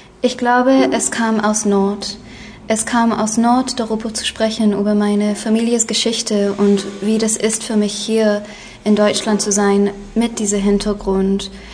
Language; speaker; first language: German; non-native, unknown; English